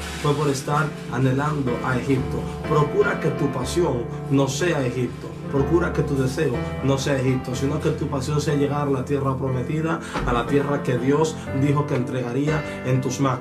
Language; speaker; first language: Spanish; native; Spanish